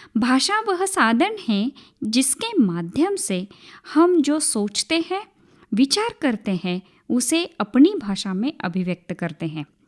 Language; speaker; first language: Hindi; non-native, local second language; Marathi